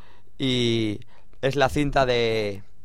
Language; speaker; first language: Spanish; native; Spanish